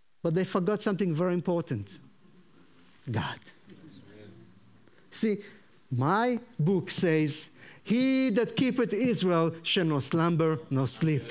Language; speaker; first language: English; non-native, fluent; Hebrew